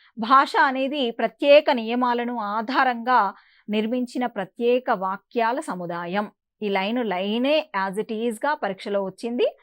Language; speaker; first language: Telugu; native; Telugu